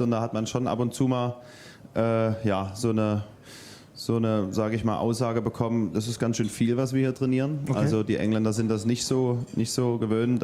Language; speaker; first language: German; native; German